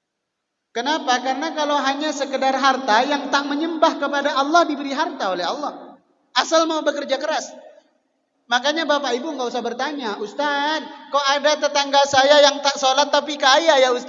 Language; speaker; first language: Indonesian; native; Indonesian